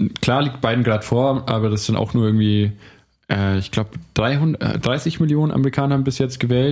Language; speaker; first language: German; native; German